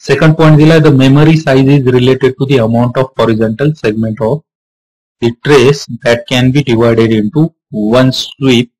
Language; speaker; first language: Hindi; non-native, local second language; Marathi